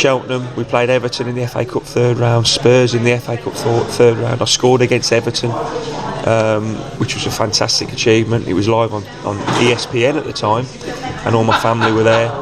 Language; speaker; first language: English; native; English